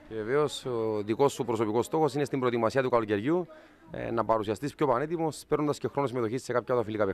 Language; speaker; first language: Greek; native; Greek